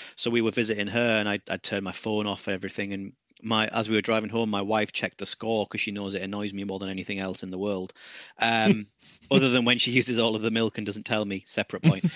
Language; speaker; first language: English; native; English